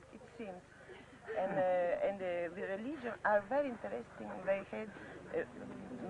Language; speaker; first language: English; non-native, learner; French